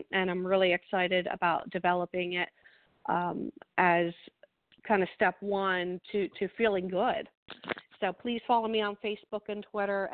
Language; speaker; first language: English; native; English